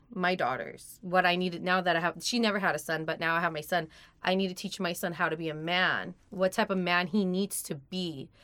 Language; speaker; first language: English; early bilingual, other home language; Persian